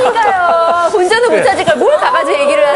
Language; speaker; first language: Korean; native; Korean